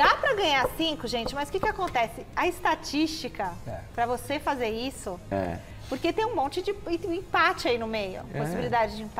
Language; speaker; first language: Portuguese; native; Portuguese